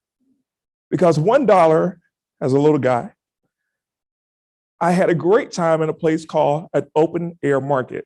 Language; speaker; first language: English; native; English